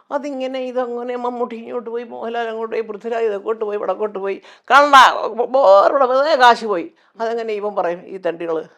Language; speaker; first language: Malayalam; native; Malayalam